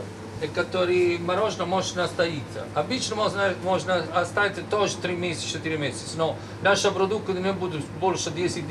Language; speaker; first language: Russian; non-native, learner; Italian